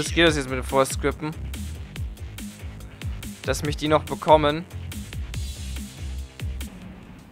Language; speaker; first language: German; native; German